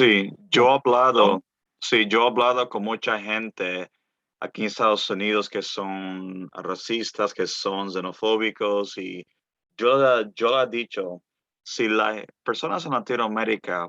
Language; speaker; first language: Spanish; early bilingual, heritage; Spanish